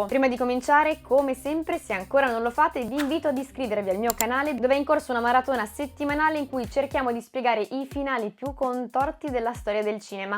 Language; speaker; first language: Italian; native; Italian